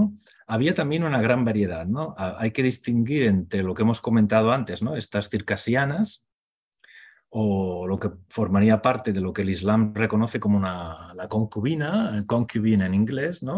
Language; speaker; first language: Spanish; non-native, local second language; Catalan